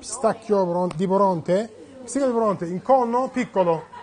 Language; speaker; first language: Italian; non-native, learner; Turkish